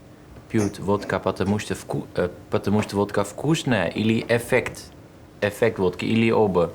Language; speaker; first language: Russian; non-native, fluent; Dutch